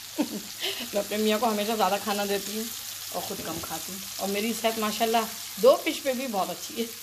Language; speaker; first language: Urdu; native; Urdu